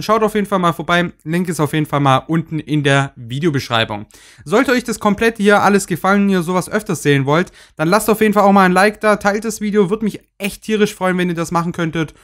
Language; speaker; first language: German; native; German